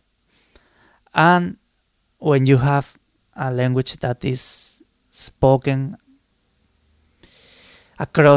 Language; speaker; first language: English; non-native, fluent; Spanish